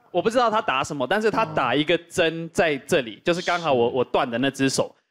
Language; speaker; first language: Chinese; non-native, fluent; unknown